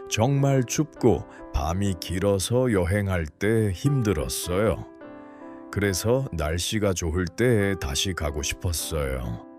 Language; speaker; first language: Korean; non-native, learner; Uzbek